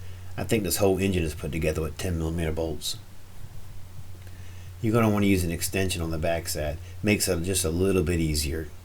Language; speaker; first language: English; native; English